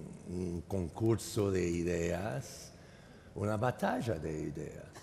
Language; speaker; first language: Spanish; non-native, fluent; English